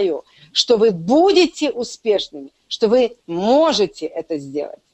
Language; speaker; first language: Russian; native; Russian